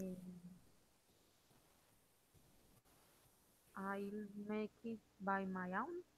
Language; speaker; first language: English; non-native, learner; Spanish